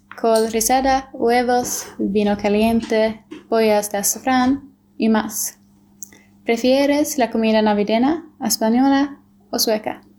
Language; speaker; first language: Spanish; non-native, learner; Swedish